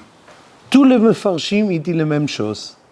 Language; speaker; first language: French; non-native, learner; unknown